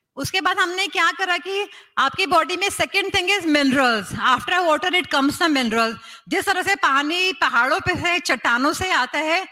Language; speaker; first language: Hindi; native; Hindi